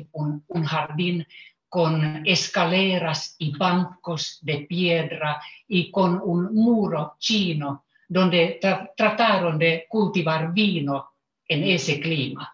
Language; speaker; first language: Spanish; non-native, fluent; Finnish